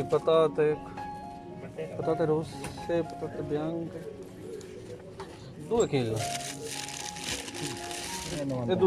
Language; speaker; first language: Italian; non-native, learner; Punjabi